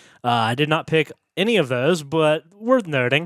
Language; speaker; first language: English; native; English